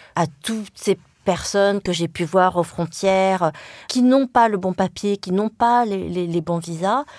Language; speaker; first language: French; early bilingual, other home language; Vietnamese